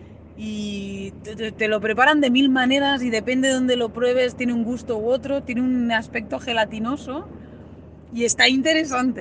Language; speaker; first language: Spanish; native; Spanish